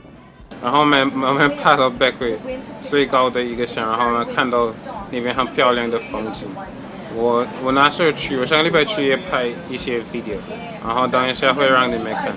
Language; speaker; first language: Chinese; non-native, fluent; English